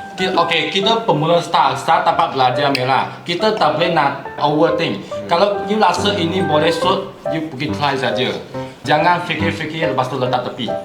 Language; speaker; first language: Malay; non-native, local second language; Chinese